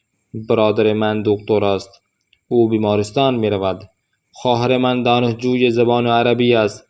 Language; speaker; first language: Persian; non-native, fluent; Urdu